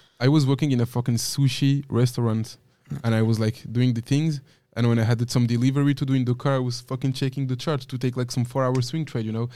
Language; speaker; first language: English; non-native, fluent; French